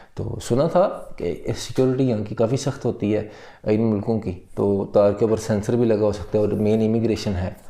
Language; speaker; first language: Urdu; non-native, local second language; Punjabi